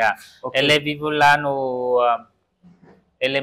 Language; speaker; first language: Portuguese; non-native, learner; Vietnamese